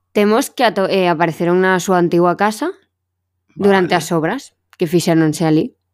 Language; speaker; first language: Galician; non-native, local second language; Spanish